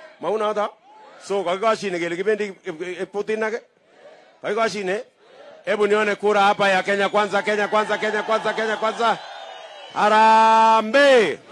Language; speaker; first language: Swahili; non-native, local second language; Kalenjin